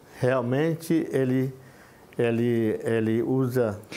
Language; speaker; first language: Portuguese; non-native, local second language; Yanomámi